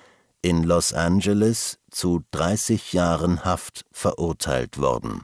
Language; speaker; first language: German; native; German